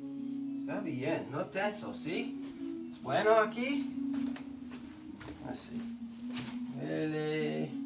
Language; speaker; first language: Spanish; non-native, learner; English